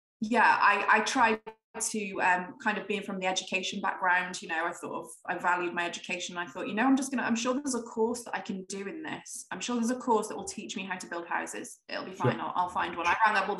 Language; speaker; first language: English; native; English